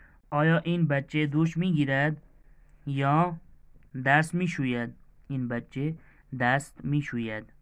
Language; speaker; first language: Persian; non-native, fluent; Urdu